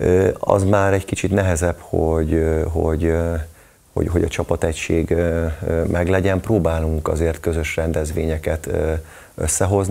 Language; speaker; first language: Hungarian; native; Hungarian